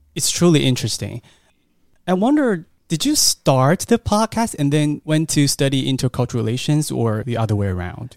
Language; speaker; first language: English; non-native, fluent; Chinese